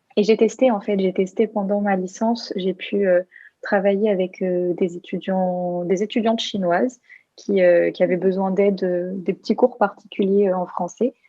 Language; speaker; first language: French; native; French